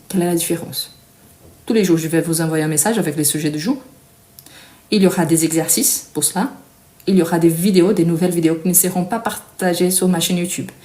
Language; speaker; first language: French; non-native, fluent; Portuguese